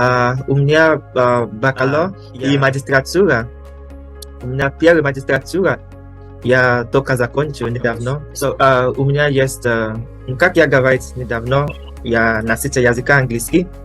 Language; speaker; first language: Russian; non-native, learner; English